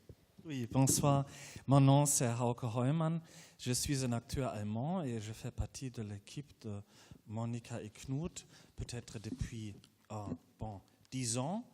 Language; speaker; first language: French; non-native, fluent; German